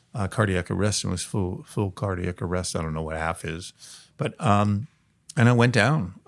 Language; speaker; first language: English; native; English